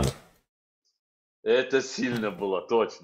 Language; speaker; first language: Russian; non-native, fluent; Arabic